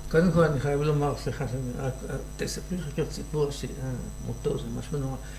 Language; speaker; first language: Hebrew; native; Hebrew